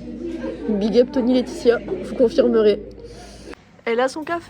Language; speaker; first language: French; native; French